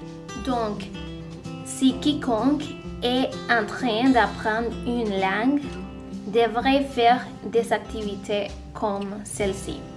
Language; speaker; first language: French; non-native, learner; Spanish